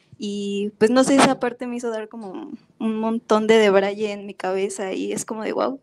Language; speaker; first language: Spanish; native; Spanish